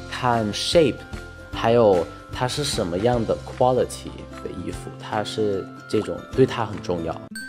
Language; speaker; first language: Chinese; non-native, fluent; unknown